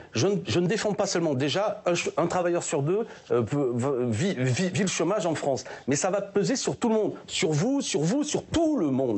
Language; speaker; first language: French; native; French